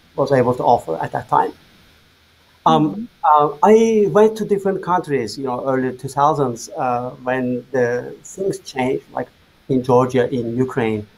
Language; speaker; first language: English; non-native, fluent; Azerbaijani